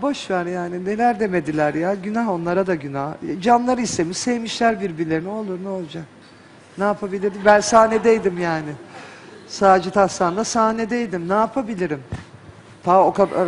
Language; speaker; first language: Turkish; native; Turkish